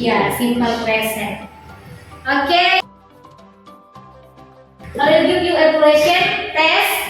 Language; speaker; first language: English; non-native, fluent; Indonesian